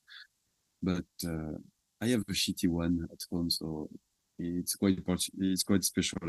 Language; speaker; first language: English; non-native, fluent; French